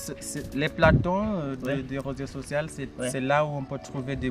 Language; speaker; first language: French; non-native, learner; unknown